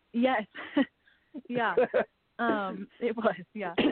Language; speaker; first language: English; native; English